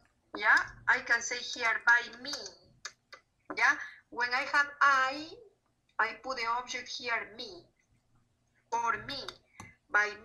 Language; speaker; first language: English; non-native, fluent; Spanish